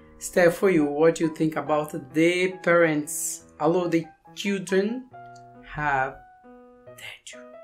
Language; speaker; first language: English; non-native, learner; Portuguese